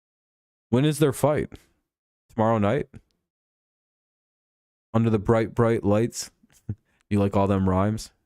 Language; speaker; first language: English; native; English